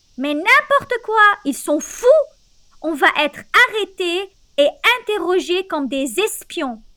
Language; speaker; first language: French; non-native, local second language; Arabic